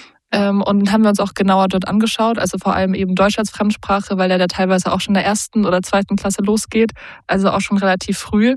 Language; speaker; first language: German; native; German